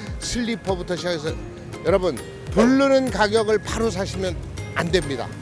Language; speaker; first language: Korean; native; Korean